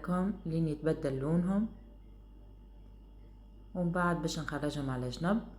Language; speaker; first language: Arabic; native; Arabic